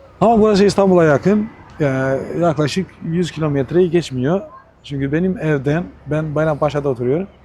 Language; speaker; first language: Turkish; non-native, fluent; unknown